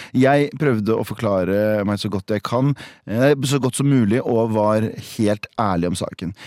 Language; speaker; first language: Norwegian; early bilingual, other home language; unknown